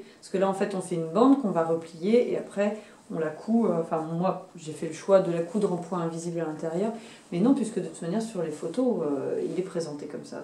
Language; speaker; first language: French; native; French